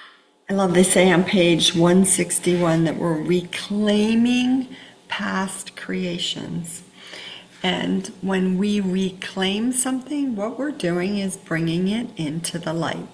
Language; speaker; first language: English; native; English